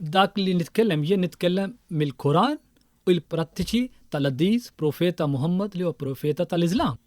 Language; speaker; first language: Maltese; non-native, fluent; Urdu